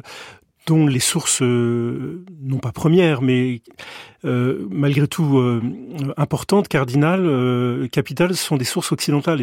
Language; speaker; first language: French; native; French